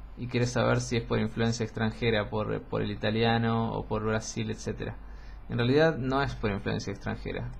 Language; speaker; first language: Spanish; native; Spanish